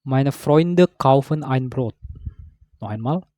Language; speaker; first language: German; non-native, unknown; Indonesian